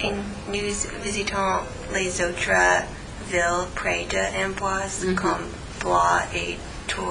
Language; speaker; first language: French; non-native, learner; English